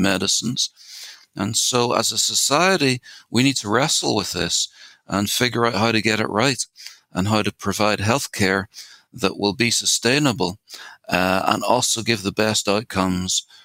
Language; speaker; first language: English; native; English